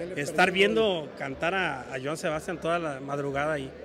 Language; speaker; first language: Spanish; native; Spanish